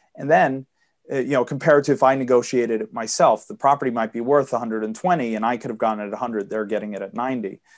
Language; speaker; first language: English; early bilingual, heritage; Swedish